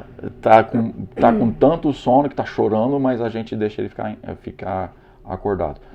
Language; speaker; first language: Portuguese; non-native, fluent; English